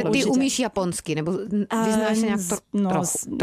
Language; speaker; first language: Czech; native; Czech